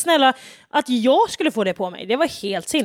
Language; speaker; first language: Swedish; native; Swedish